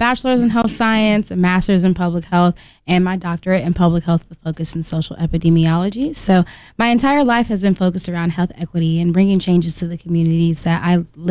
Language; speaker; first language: English; native; English